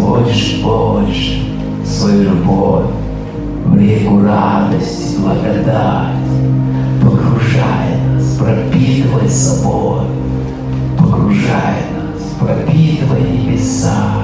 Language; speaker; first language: Russian; native; Russian